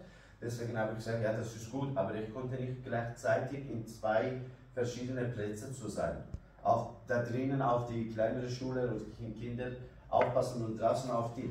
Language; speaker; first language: German; non-native, learner; Kurdish